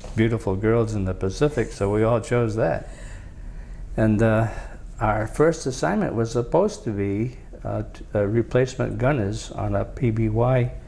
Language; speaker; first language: English; native; English